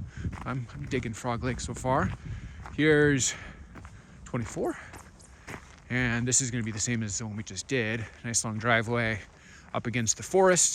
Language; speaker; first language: English; native; English